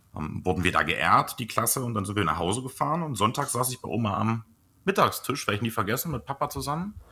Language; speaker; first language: German; native; German